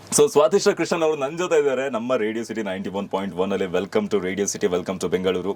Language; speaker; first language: Kannada; native; Kannada